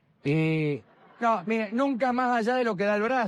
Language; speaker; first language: Spanish; native; Spanish